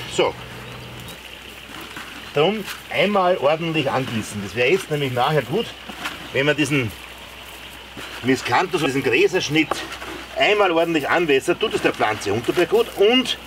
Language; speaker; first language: German; native; German